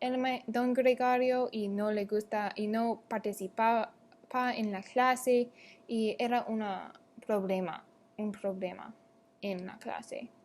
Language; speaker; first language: Spanish; non-native, learner; English